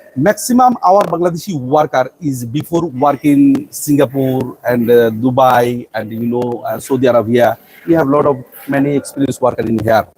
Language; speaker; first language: English; non-native, local second language; Bangla